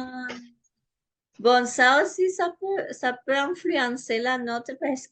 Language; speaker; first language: French; non-native, fluent; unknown